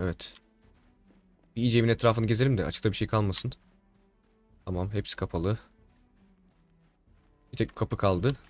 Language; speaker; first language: Turkish; native; Turkish